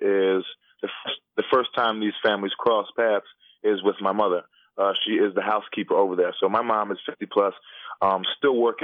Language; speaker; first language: English; native; English